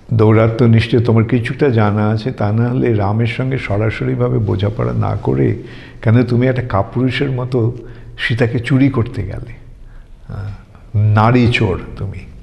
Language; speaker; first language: Bangla; native; Bangla